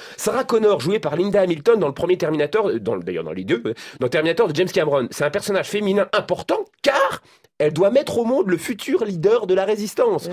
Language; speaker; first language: French; native; French